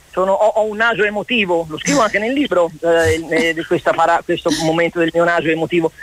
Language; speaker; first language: Italian; native; Italian